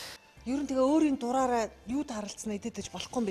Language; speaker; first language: Mongolian; native; Mongolian